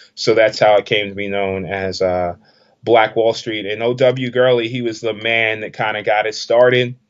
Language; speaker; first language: English; native; English